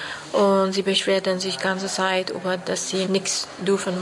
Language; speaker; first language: German; non-native, fluent; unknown